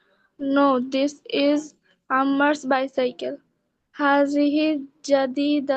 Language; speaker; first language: English; non-native, learner; Bangla